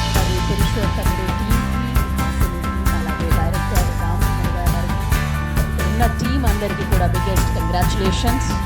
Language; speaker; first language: Telugu; native; Telugu